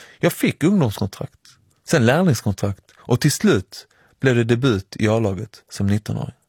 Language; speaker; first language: Swedish; early bilingual, other home language; Persian